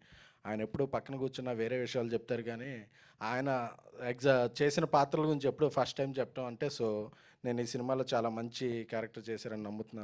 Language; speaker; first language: Telugu; native; Telugu